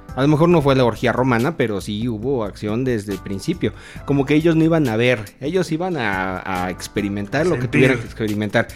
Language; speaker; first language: Spanish; native; Spanish